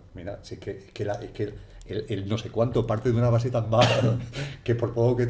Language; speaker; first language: Spanish; native; Spanish